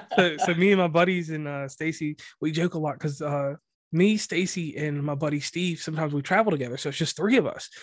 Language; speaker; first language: English; native; English